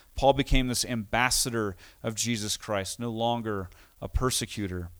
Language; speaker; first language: English; native; English